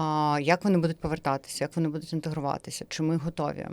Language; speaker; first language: Ukrainian; native; Ukrainian